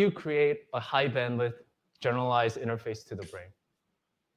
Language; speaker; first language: English; non-native, fluent; Korean